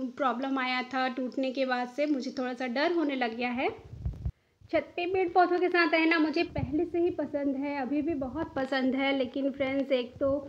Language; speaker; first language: Hindi; non-native, local second language; Bangla